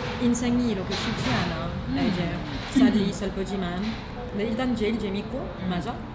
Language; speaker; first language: Korean; non-native, learner; French